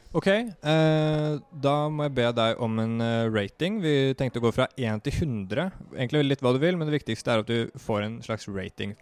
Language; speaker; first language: Norwegian; native; Norwegian